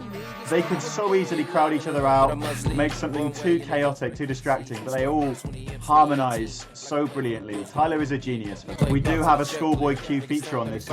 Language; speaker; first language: English; native; English